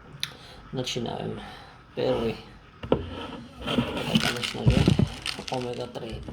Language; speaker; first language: Russian; non-native, fluent; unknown